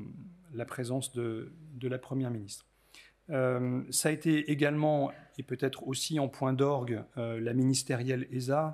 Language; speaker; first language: French; native; French